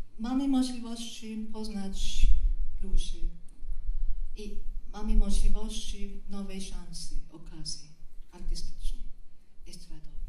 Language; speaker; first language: Polish; non-native, fluent; Japanese